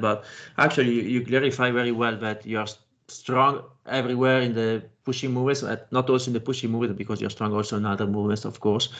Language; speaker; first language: English; non-native, fluent; Italian